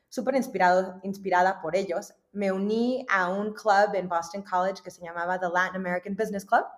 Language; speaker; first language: Spanish; early bilingual, heritage; Spanish